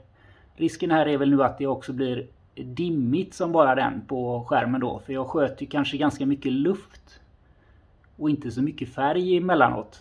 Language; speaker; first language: Swedish; native; Swedish